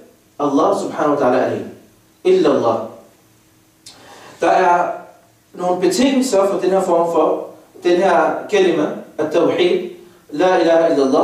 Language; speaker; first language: Danish; non-native, fluent; Arabic